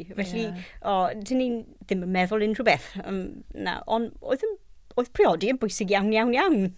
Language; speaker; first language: Welsh; non-native, local second language; English